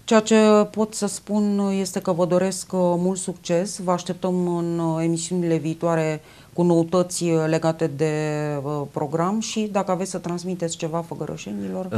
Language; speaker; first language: Romanian; native; Romanian